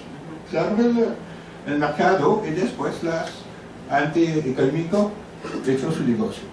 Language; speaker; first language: Spanish; non-native, learner; French